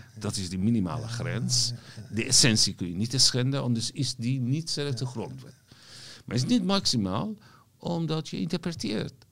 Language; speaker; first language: Dutch; non-native, fluent; Persian